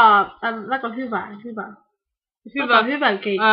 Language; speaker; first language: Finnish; non-native, learner; Estonian